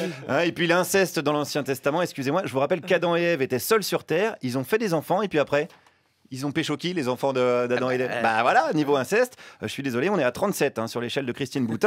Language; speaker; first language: French; native; French